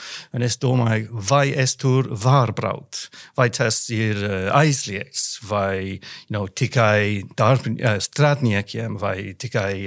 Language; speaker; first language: Latvian; non-native, learner; English